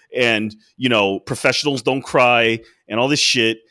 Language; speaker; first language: English; native; English